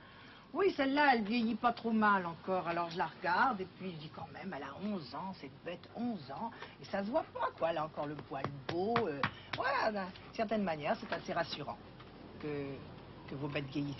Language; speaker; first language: French; native; French